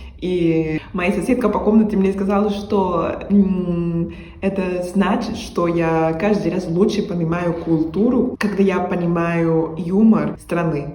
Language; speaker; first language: Russian; non-native, learner; Spanish